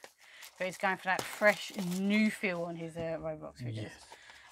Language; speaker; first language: English; native; English